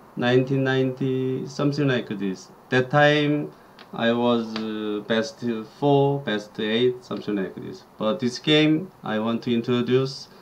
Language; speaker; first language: English; non-native, learner; Korean